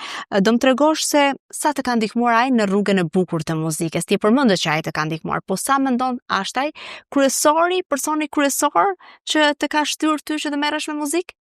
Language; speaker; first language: Albanian; native; Albanian